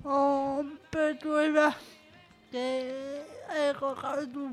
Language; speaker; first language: Spanish; non-native, learner; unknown